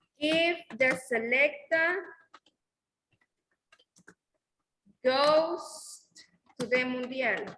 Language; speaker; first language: English; non-native, fluent; Spanish